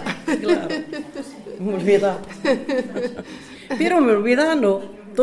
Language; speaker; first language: Spanish; non-native, learner; Berber languages